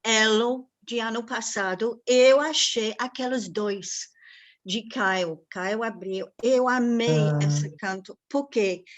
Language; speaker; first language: Portuguese; non-native, fluent; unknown